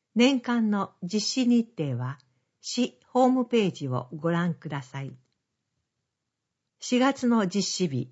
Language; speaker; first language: Japanese; native; Japanese